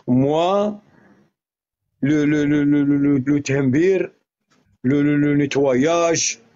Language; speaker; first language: French; non-native, learner; Arabic